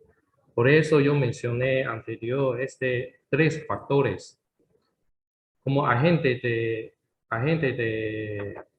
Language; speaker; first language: Spanish; non-native, learner; Chinese